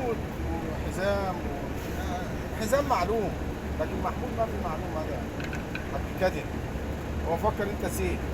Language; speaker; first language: Arabic; native; Arabic